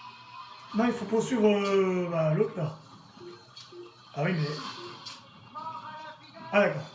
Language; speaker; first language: French; native; French